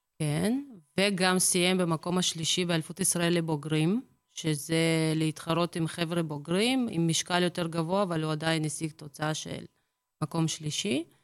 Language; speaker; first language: Hebrew; early bilingual, other home language; Russian